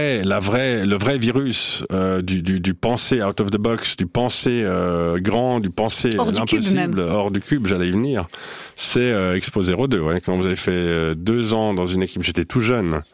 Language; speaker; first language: French; non-native, local second language; Swiss German